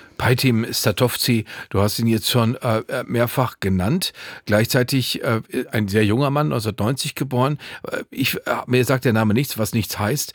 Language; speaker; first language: German; native; German